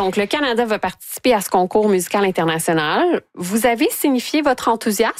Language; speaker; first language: French; native; French